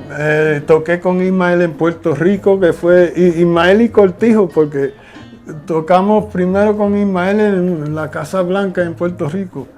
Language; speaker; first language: Spanish; early bilingual, heritage; Spanish